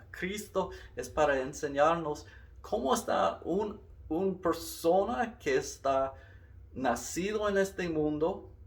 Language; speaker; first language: Spanish; non-native, learner; English